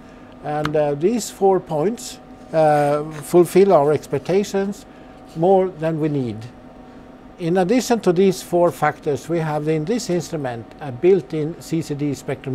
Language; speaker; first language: English; non-native, fluent; Swedish